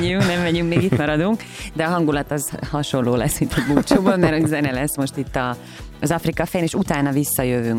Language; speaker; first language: Hungarian; native; Hungarian